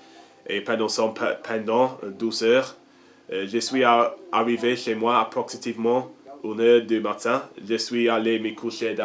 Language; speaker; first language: French; non-native, learner; English